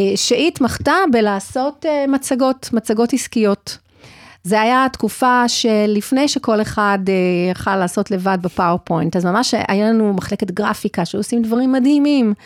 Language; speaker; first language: Hebrew; early bilingual, other home language; English